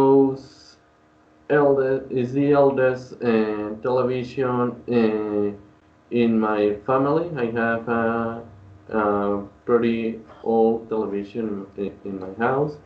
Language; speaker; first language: English; non-native, learner; Spanish